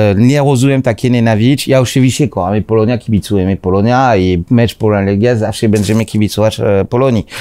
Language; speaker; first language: Polish; non-native, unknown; French